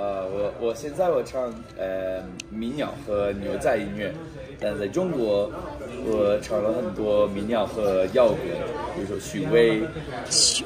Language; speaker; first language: Chinese; non-native, fluent; English